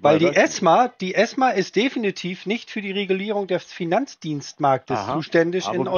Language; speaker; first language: German; native; German